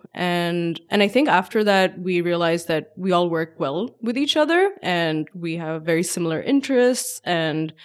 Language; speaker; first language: English; non-native, local second language; Urdu